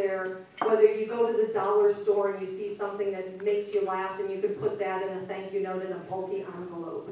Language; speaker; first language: English; native; English